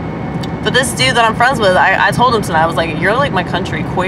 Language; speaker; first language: English; native; English